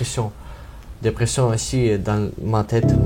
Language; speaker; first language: French; non-native, learner; Ukrainian